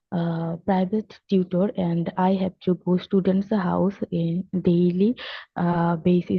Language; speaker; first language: English; non-native, learner; Bangla